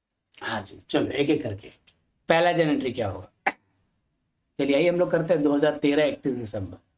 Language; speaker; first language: Hindi; native; Hindi